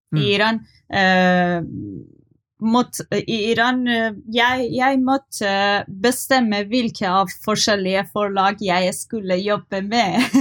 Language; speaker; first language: Norwegian; non-native, learner; Persian